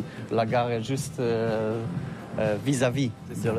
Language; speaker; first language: French; non-native, learner; Polish